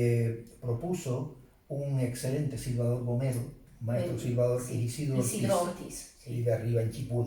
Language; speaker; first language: Spanish; native; Spanish